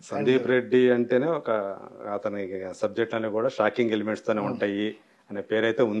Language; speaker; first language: Telugu; native; Telugu